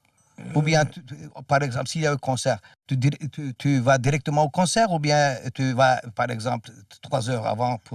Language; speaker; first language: French; non-native, fluent; Turkish